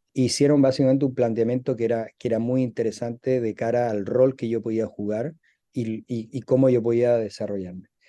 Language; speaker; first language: Spanish; native; Spanish